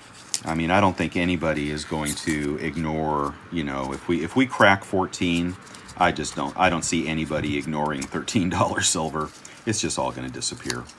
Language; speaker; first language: English; native; English